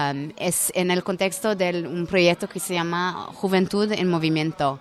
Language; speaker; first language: Spanish; non-native, learner; French